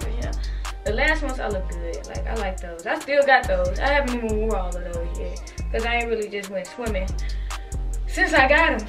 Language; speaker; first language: English; native; English